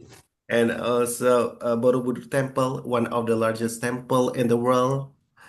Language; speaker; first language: English; non-native, fluent; Indonesian